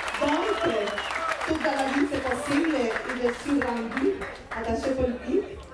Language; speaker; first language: French; non-native, fluent; Spanish